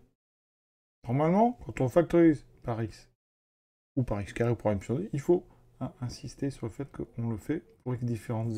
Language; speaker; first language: French; native; French